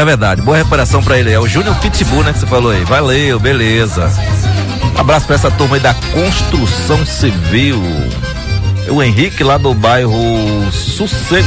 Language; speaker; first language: Portuguese; native; Portuguese